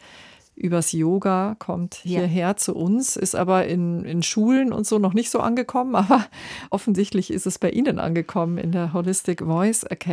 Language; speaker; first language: German; native; German